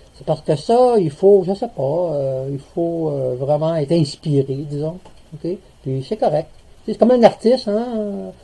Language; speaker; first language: French; native; French